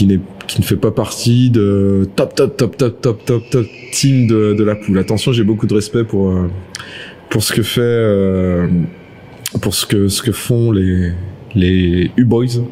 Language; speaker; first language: French; native; French